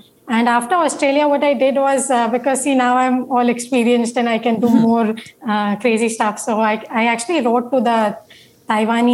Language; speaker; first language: English; non-native, local second language; Marathi